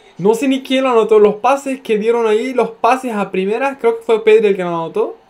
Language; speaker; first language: Spanish; non-native, fluent; Turkish